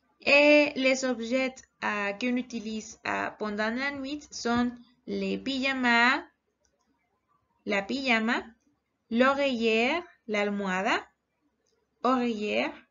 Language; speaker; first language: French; non-native, learner; Spanish